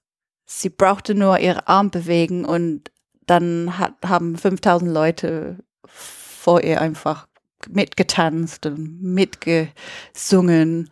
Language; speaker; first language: German; non-native, fluent; English